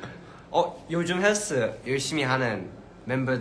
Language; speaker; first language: Korean; early bilingual, heritage; Korean